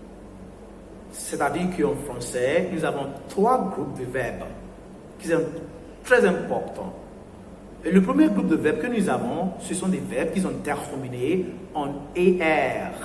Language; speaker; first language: French; non-native, fluent; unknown